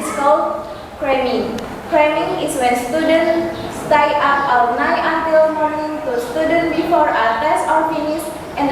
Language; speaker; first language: English; non-native, learner; Indonesian